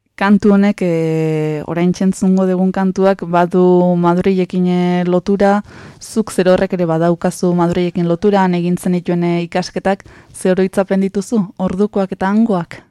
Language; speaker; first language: Basque; native; Basque